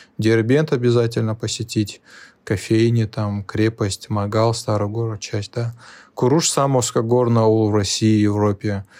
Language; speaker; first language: Russian; non-native, local second language; Lezghian